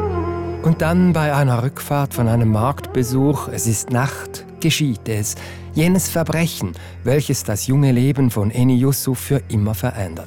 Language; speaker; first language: German; native; German